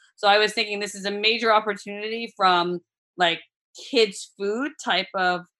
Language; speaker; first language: English; native; English